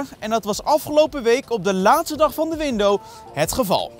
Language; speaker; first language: Dutch; native; Dutch